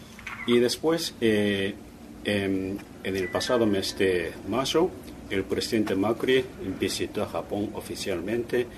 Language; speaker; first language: Spanish; non-native, fluent; Japanese